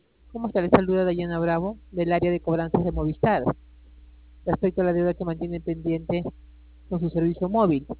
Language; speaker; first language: Spanish; native; Spanish